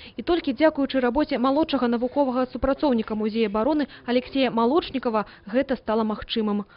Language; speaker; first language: Belarusian; non-native, local second language; Russian